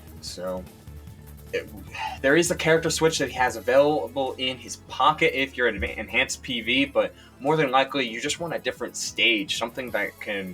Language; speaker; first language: English; native; English